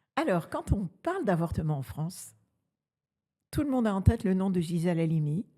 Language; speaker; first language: French; native; French